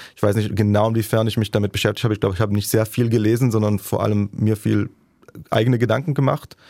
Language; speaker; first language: German; non-native, fluent; Hebrew